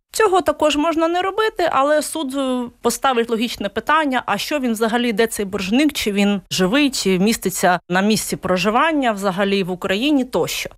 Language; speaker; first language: Ukrainian; native; Ukrainian